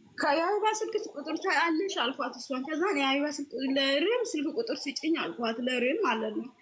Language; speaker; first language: Amharic; non-native, local second language; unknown